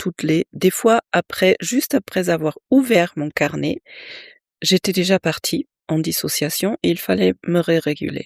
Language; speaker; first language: French; native; French